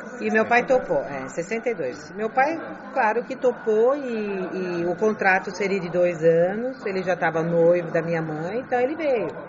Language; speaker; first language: Portuguese; early bilingual, heritage; Portuguese